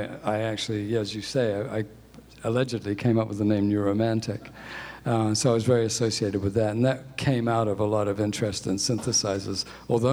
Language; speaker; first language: English; native; English